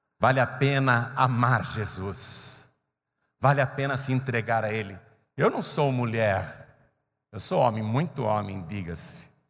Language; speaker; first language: Portuguese; native; Portuguese